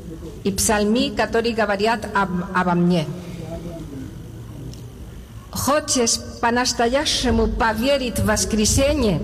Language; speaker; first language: Russian; non-native, learner; Spanish